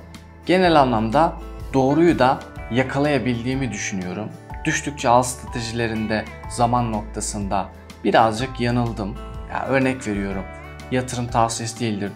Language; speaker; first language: Turkish; native; Turkish